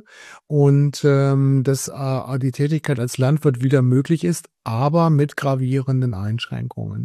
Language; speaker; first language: German; native; German